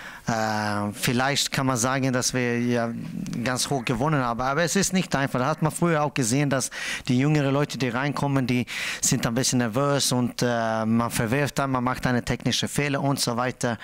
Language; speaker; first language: German; non-native, fluent; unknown